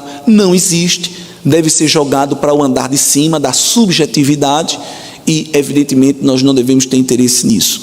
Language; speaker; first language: Portuguese; native; Portuguese